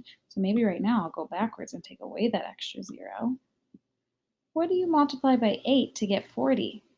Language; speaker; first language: English; native; English